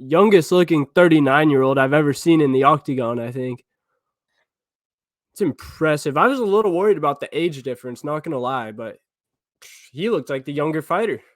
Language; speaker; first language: English; native; English